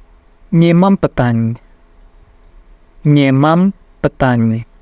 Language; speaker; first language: Polish; non-native, fluent; Indonesian